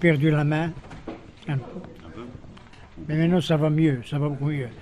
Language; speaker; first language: French; non-native, local second language; Arabic